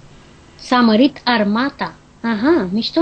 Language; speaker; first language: Romanian; native; Romanian